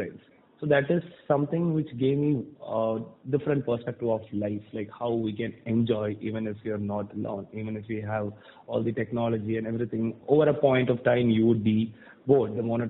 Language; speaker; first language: English; non-native, local second language; Tamil